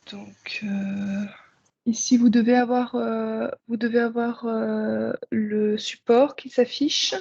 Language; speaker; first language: French; native; French